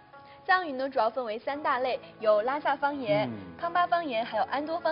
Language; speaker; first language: Chinese; native; Chinese